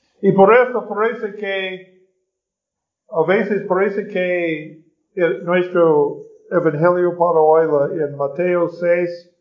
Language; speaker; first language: Spanish; non-native, learner; English